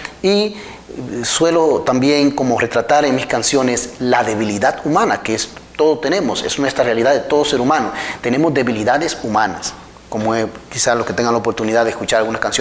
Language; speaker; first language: Spanish; native; Spanish